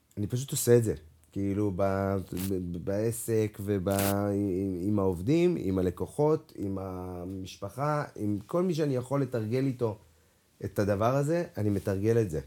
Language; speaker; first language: Hebrew; non-native, local second language; Arabic